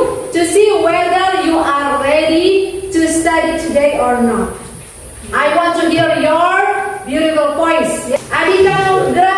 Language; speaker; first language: English; non-native, fluent; Indonesian